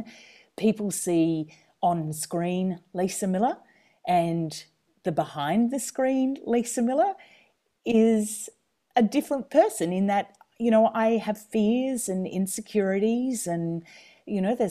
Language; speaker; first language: English; native; English